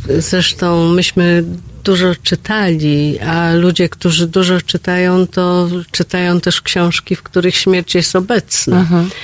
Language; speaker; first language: Polish; native; Polish